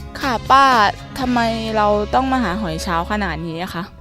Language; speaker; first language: Thai; native; Thai